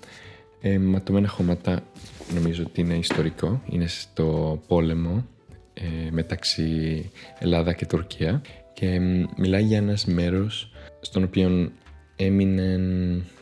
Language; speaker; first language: Greek; non-native, fluent; Spanish